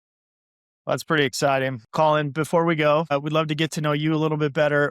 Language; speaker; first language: English; native; English